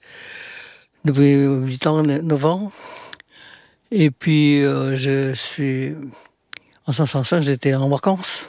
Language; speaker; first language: French; non-native, fluent; Indonesian